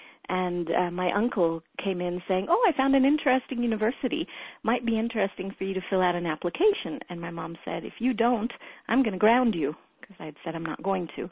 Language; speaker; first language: English; early bilingual, other home language; Hebrew